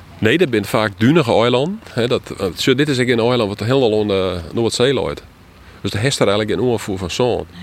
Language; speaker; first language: Dutch; non-native, local second language; Western Frisian